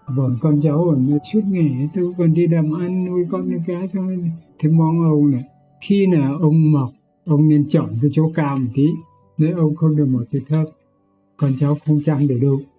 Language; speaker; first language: Vietnamese; non-native, local second language; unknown